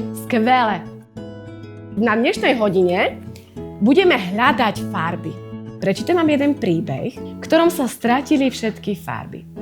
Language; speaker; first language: Slovak; non-native, local second language; Romany